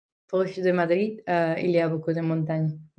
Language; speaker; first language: French; non-native, learner; Spanish